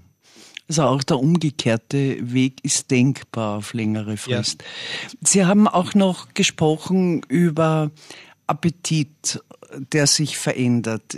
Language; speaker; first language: German; native; German